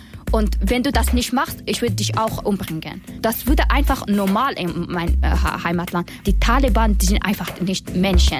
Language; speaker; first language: German; non-native, learner; Persian